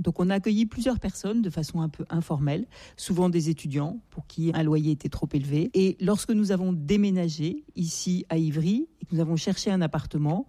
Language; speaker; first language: French; native; French